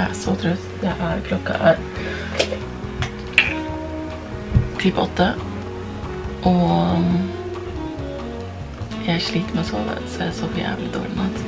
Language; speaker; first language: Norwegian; early bilingual, other home language; Portuguese